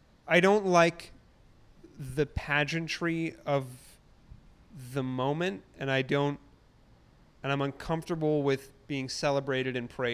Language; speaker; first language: English; native; English